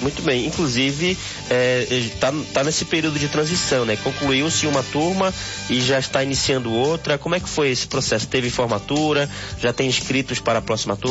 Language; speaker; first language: Portuguese; native; Portuguese